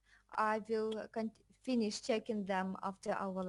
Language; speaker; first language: English; non-native, fluent; Russian